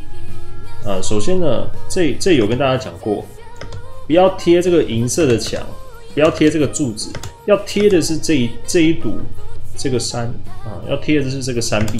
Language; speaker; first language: Chinese; native; Chinese